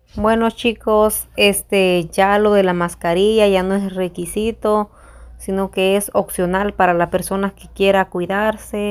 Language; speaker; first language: Spanish; native; Spanish